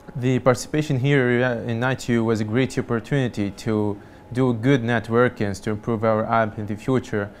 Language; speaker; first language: English; non-native, fluent; Arabic